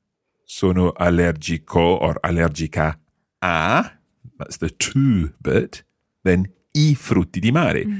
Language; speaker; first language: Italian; non-native, fluent; English